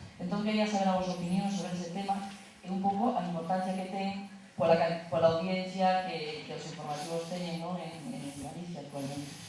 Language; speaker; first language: Galician; non-native, local second language; Spanish